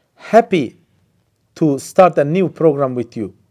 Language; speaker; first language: English; non-native, fluent; Turkish